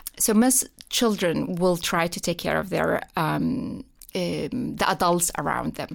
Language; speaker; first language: English; non-native, fluent; Persian